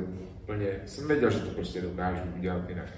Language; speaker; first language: Czech; native; Czech